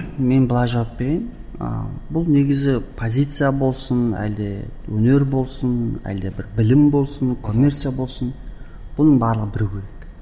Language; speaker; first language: Kazakh; early bilingual, heritage; Kazakh